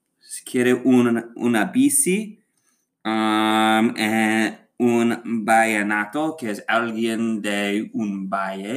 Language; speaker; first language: Spanish; non-native, learner; English